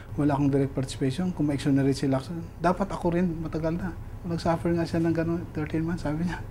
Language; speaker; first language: Filipino; non-native, local second language; Cebuano